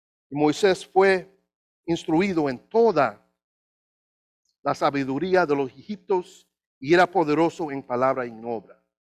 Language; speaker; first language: Spanish; non-native, learner; English